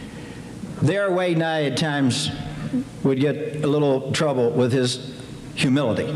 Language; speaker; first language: English; native; English